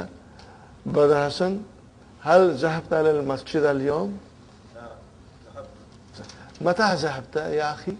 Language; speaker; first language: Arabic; non-native, fluent; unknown